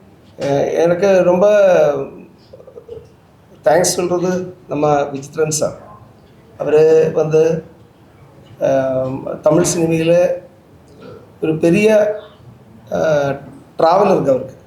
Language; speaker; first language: Tamil; non-native, learner; Malayalam